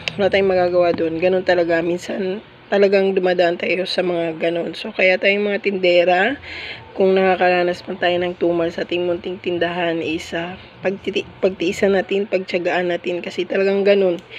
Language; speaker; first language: Filipino; non-native, local second language; Cebuano